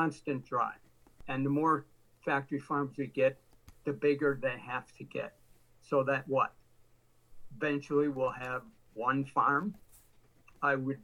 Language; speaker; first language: English; native; English